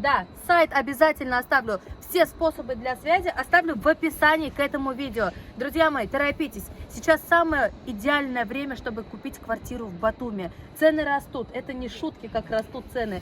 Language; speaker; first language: Russian; native; Russian